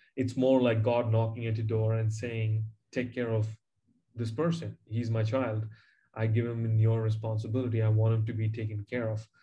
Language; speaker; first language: English; non-native, local second language; Tamil